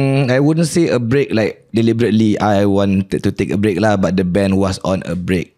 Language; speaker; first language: English; non-native, local second language; Malay